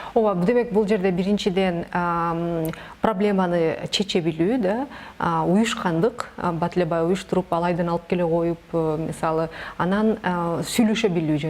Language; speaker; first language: Kyrgyz; native; Kyrgyz